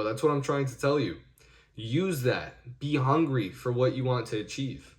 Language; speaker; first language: English; native; English